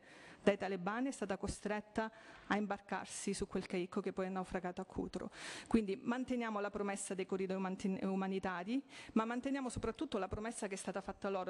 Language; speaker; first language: Italian; native; Italian